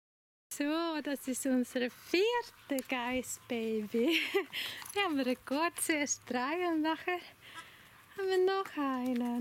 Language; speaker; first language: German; non-native, learner; Swedish